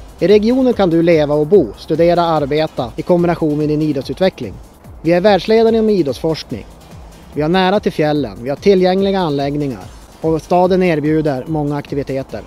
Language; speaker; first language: Swedish; native; Swedish